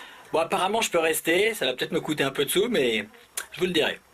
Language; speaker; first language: French; native; French